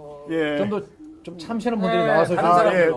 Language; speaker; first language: Korean; native; Korean